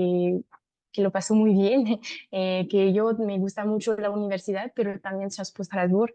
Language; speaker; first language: Spanish; non-native, fluent; French